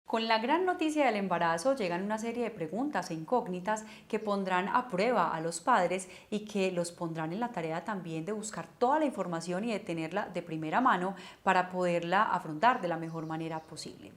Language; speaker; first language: Spanish; native; Spanish